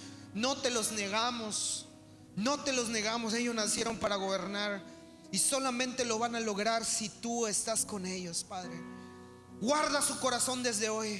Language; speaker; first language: Spanish; native; Spanish